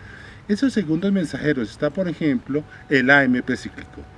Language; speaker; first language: Spanish; native; Spanish